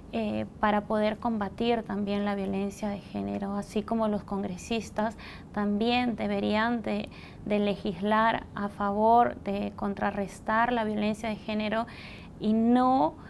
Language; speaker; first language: Spanish; native; Spanish